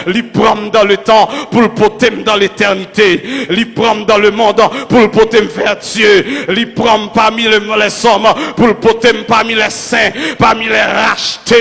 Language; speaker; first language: French; non-native, local second language; Haitian Creole